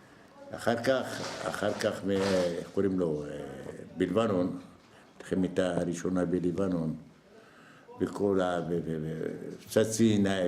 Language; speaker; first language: Hebrew; non-native, fluent; Arabic